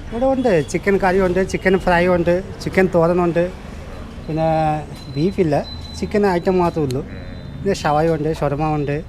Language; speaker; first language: Malayalam; non-native, local second language; Bangla